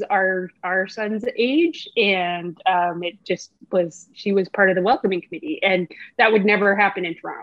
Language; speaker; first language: English; native; English